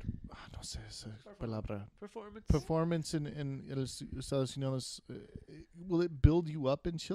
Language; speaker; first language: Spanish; non-native, learner; English